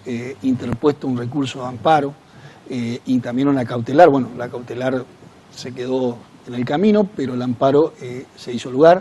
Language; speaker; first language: Spanish; native; Spanish